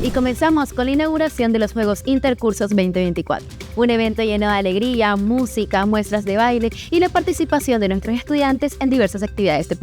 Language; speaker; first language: Spanish; native; Spanish